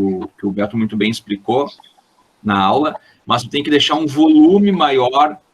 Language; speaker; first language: Portuguese; native; Portuguese